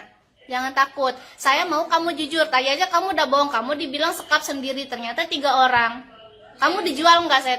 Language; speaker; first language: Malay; non-native, local second language; Sundanese